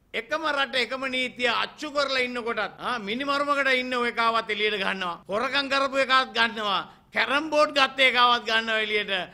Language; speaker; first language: Sinhala; non-native, local second language; Tamil